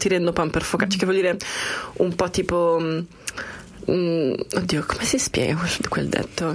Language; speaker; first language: Italian; native; Italian